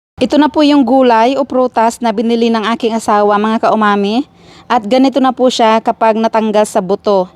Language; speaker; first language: Filipino; non-native, local second language; Iloko